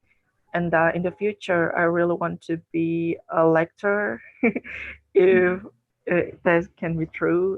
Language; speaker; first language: English; non-native, learner; Indonesian